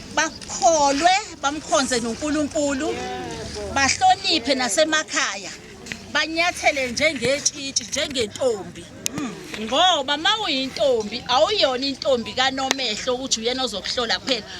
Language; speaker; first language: Zulu; native; Zulu